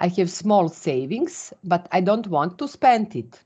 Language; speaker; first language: English; non-native, fluent; Serbian